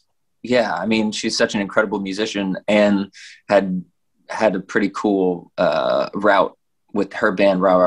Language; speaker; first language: English; native; English